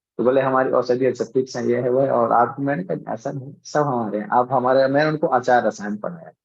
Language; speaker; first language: Hindi; native; Hindi